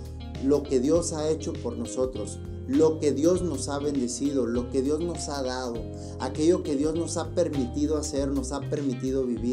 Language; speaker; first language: Spanish; native; Spanish